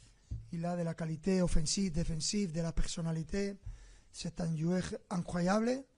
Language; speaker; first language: French; non-native, fluent; Spanish